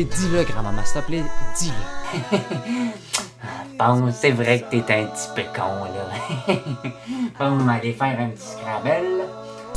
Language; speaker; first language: French; native; French